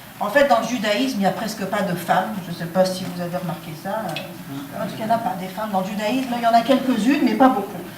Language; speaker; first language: French; non-native, local second language; Arabic